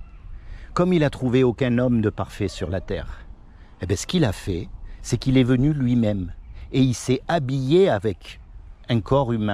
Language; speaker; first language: French; native; French